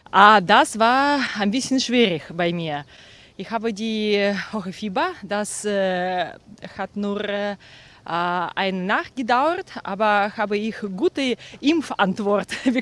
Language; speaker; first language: German; non-native, learner; Russian